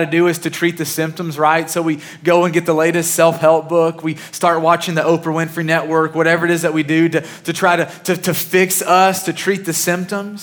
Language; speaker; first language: English; native; English